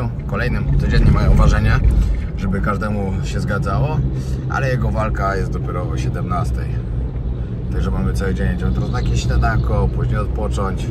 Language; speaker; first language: Polish; native; Polish